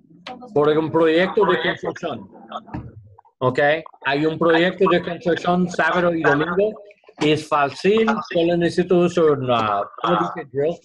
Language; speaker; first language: Spanish; non-native, learner; English